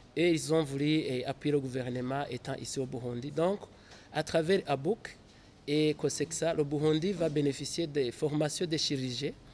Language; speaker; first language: French; non-native, local second language; Rundi